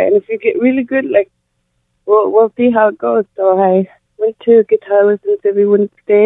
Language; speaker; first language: English; non-native, fluent; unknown